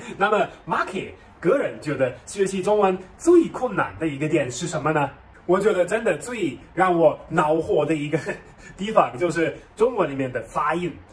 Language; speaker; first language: Chinese; non-native, fluent; German